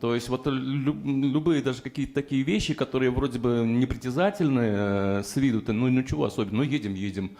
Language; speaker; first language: Russian; native; Russian